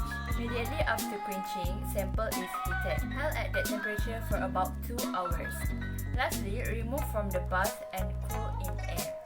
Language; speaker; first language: English; non-native, local second language; Malay